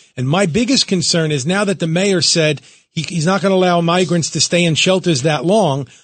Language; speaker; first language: English; early bilingual, other home language; Italian